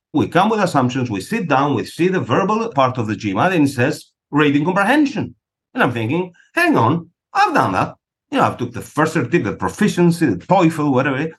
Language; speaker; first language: English; non-native, fluent; Greek